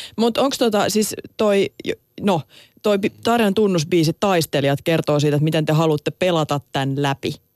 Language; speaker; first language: Finnish; native; Finnish